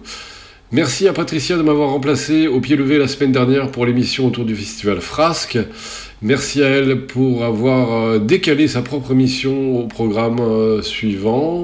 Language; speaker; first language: French; native; French